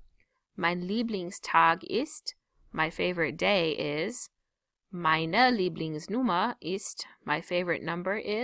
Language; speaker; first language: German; non-native, fluent; English